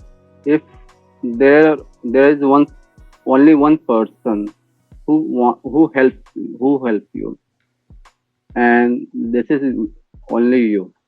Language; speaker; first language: English; non-native, learner; Hindi